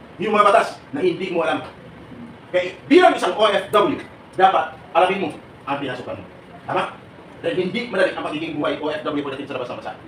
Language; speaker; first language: Filipino; native; Filipino